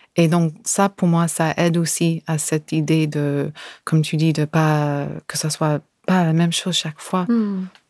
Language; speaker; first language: French; non-native, fluent; English